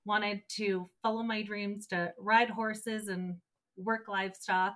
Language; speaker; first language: English; native; English